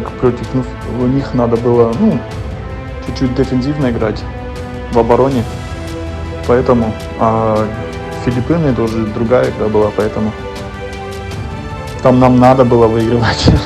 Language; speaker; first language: Russian; early bilingual, heritage; German